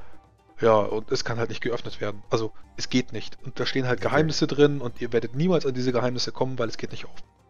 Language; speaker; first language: German; native; German